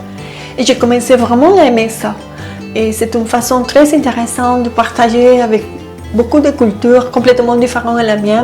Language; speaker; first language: French; non-native, fluent; Spanish